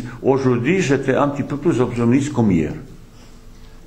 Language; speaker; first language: French; non-native, fluent; Bosnian